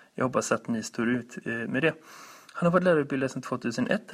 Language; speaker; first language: Swedish; native; Swedish